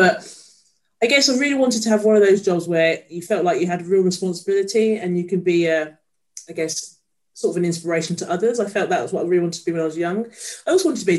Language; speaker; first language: English; native; English